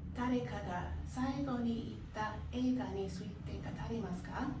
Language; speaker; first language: Japanese; non-native, learner; English